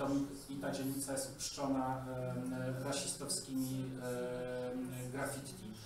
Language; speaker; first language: Polish; native; Polish